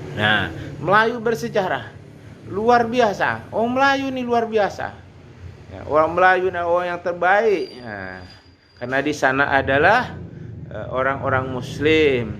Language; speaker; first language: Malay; native; Malay